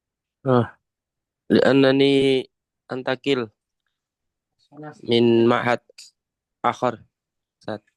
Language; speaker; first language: Arabic; non-native, learner; Indonesian